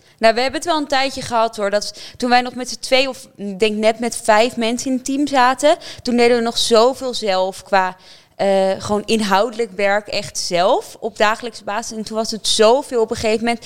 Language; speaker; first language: Dutch; native; Dutch